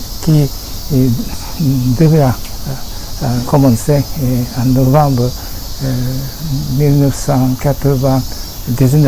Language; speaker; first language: French; non-native, fluent; Japanese